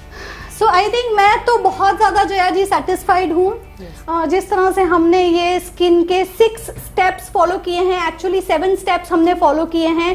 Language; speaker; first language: Hindi; native; Hindi